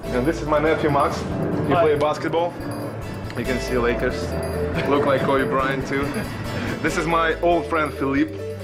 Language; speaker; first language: English; non-native, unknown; Russian